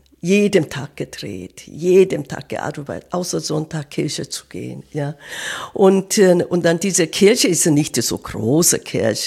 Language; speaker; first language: German; non-native, fluent; Korean